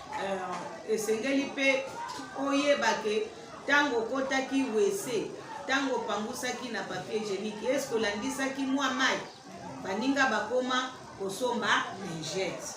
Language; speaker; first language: Lingala; native; Lingala